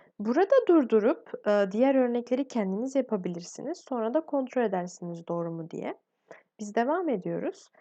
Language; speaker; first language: Turkish; native; Turkish